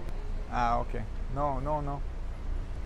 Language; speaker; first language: Spanish; non-native, learner; English